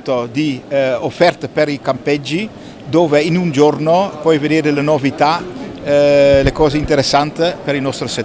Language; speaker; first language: Italian; non-native, fluent; Dutch